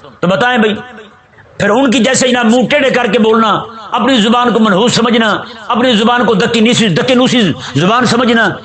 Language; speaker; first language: Urdu; non-native, local second language; Punjabi